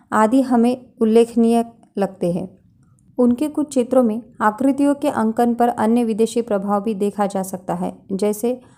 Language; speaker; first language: Hindi; non-native, local second language; Marathi